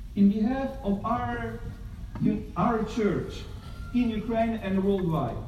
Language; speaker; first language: English; non-native, fluent; Ukrainian